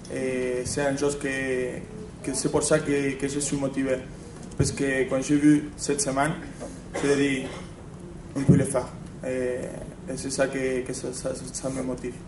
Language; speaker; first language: French; non-native, fluent; Spanish